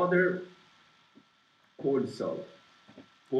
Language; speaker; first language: English; non-native, learner; Portuguese